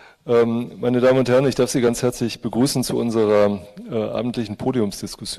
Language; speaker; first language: German; native; German